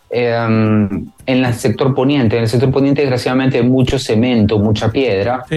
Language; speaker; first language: Spanish; native; Spanish